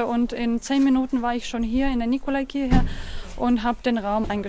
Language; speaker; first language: German; non-native, fluent; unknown